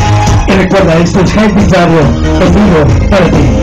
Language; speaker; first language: Spanish; native; Spanish